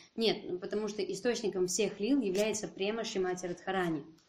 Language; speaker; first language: Russian; native; Russian